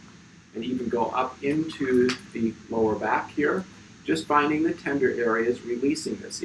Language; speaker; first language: English; native; English